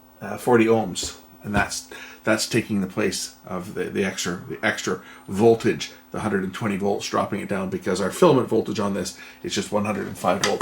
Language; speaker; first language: English; native; English